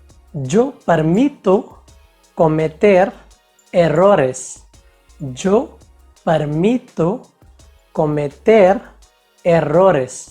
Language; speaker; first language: Spanish; non-native, fluent; Hindi